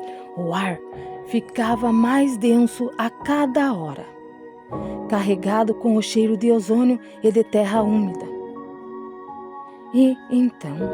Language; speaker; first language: Portuguese; native; Portuguese